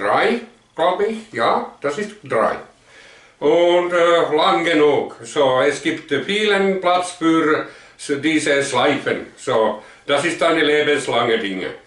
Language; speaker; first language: German; non-native, learner; Finnish